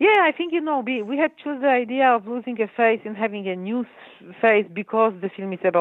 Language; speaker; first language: English; non-native, fluent; Polish